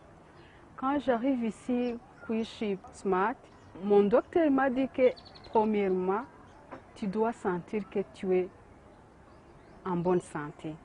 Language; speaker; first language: French; non-native, learner; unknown